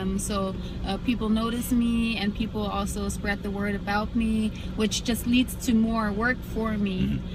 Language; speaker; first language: English; early bilingual, other home language; German